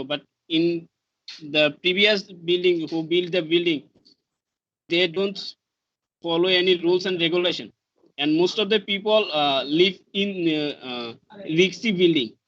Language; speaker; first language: English; non-native, learner; Bangla